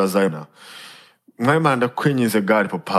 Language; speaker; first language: English; non-native, local second language; Kinyarwanda